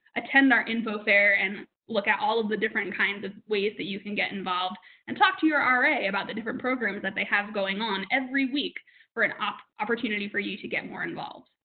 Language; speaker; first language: English; native; English